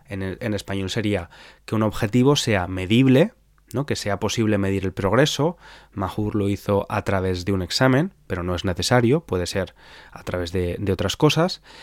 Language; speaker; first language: Spanish; native; Spanish